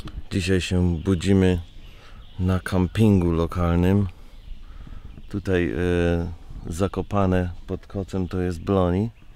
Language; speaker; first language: Polish; native; Polish